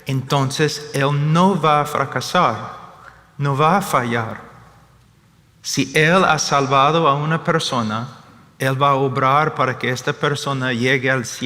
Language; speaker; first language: Spanish; non-native, fluent; English